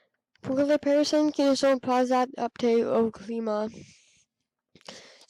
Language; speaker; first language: French; non-native, learner; English